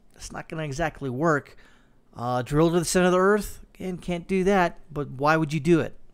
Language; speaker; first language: English; native; English